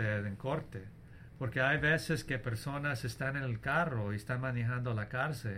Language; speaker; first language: Spanish; early bilingual, heritage; English